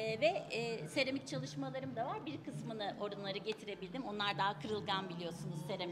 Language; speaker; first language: Turkish; native; Turkish